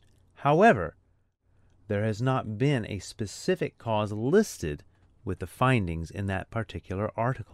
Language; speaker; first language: English; native; English